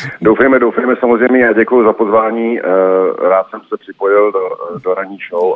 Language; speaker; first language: Czech; native; Czech